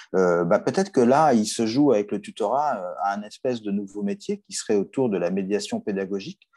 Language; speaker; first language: French; native; French